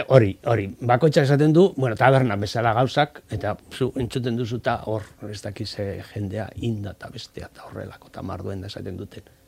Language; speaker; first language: Basque; non-native, local second language; Spanish